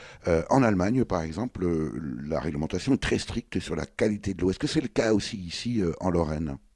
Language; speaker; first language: French; native; French